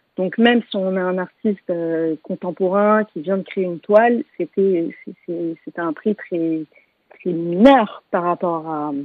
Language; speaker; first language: French; native; French